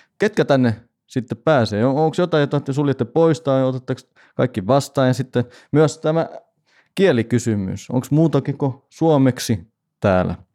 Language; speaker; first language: Finnish; non-native, local second language; Swedish